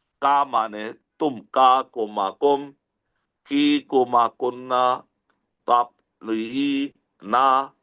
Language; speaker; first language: Urdu; native; Urdu